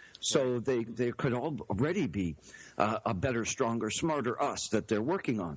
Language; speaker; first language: English; native; English